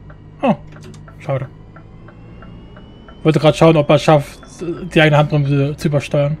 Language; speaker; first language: German; native; German